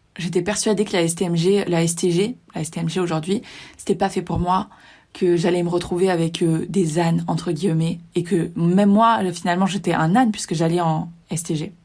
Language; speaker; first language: French; native; French